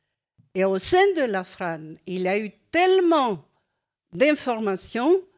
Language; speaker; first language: French; non-native, fluent; Greek